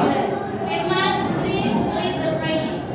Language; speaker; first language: English; non-native, local second language; Indonesian